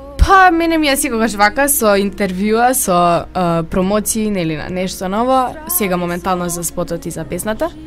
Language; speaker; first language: Macedonian; early bilingual, heritage; Macedonian